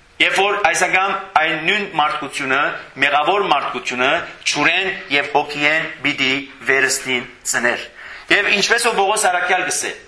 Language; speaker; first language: Armenian; native; Armenian